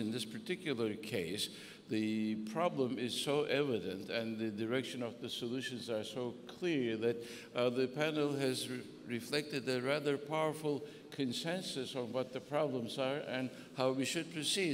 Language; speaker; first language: English; non-native, fluent; Turkish